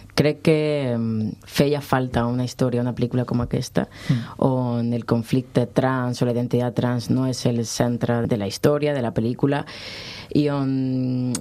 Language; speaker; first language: Catalan; non-native, local second language; Spanish